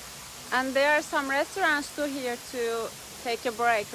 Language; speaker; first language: English; non-native, learner; Turkish